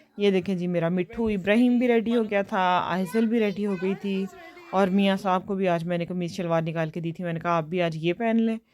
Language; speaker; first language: Urdu; native; Urdu